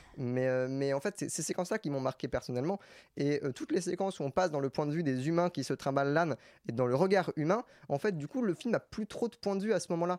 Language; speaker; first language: French; native; French